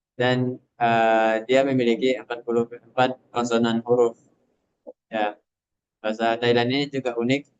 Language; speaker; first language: Indonesian; non-native, local second language; Minangkabau